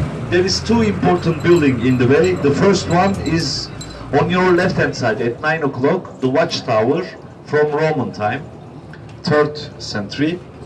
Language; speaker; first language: English; non-native, fluent; Turkish